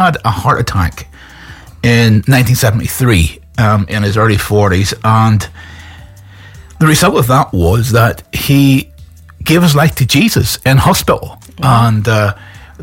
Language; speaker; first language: English; native; English